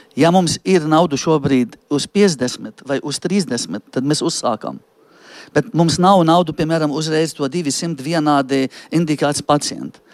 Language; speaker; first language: Latvian; non-native, fluent; Arabic